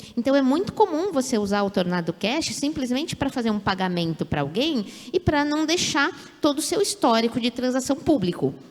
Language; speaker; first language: Portuguese; native; Portuguese